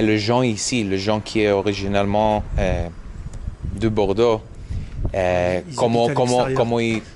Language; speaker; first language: French; non-native, learner; English